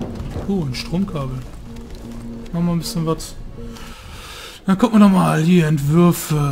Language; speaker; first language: German; native; German